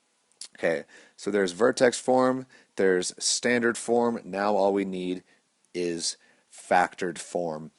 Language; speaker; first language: English; native; English